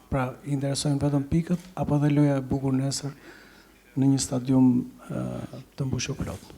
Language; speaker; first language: Albanian; native; Albanian